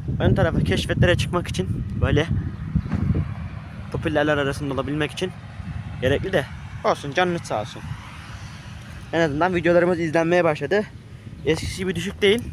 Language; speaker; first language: Turkish; native; Turkish